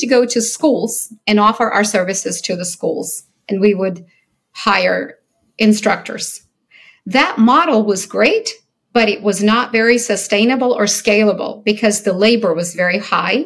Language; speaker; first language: English; early bilingual, other home language; Ukrainian